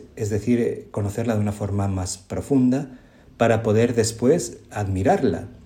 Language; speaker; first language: Spanish; native; Spanish